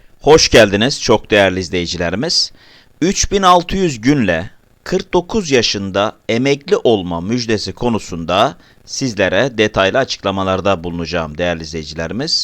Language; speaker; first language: Turkish; native; Turkish